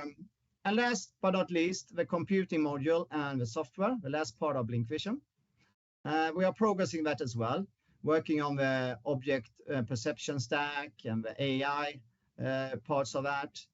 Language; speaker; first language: English; non-native, fluent; Swedish